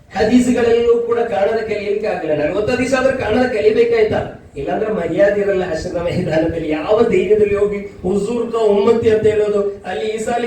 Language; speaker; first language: Kannada; non-native, local second language; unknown